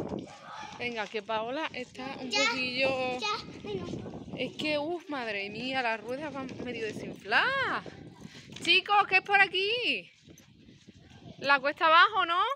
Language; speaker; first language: Spanish; native; Spanish